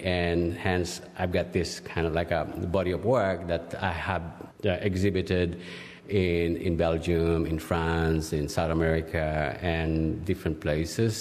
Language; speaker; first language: English; non-native, local second language; Filipino